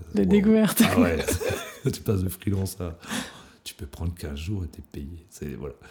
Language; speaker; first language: French; native; French